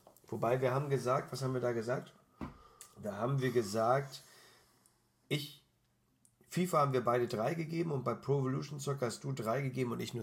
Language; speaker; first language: German; native; German